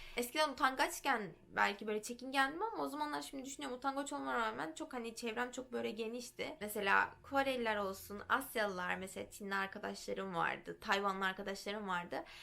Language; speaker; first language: Turkish; early bilingual, heritage; Turkish